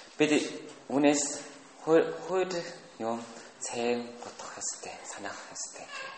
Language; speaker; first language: Mongolian; non-native, fluent; Korean